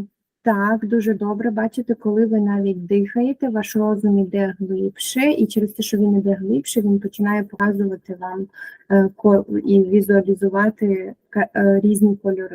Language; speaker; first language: Ukrainian; native; Ukrainian